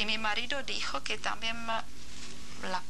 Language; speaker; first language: Spanish; non-native, learner; Czech